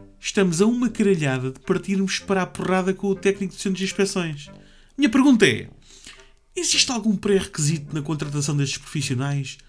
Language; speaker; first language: Portuguese; native; Portuguese